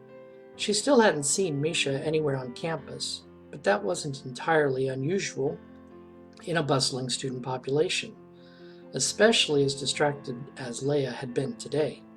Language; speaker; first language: English; native; English